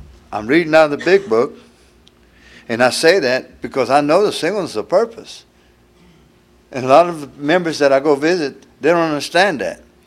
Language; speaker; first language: English; early bilingual, other home language; Spanish